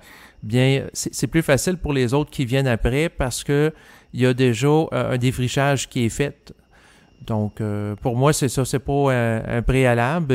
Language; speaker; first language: French; native; French